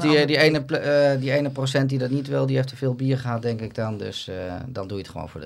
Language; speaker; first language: Dutch; native; Dutch